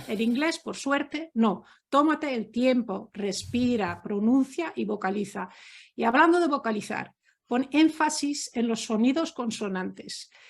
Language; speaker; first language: Spanish; non-native, fluent; Dutch